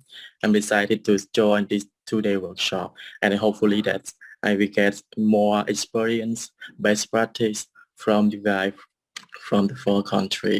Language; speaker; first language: English; non-native, learner; Khmer